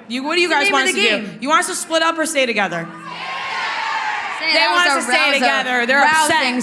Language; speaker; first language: English; native; English